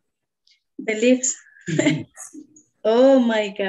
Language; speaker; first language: English; non-native, learner; Spanish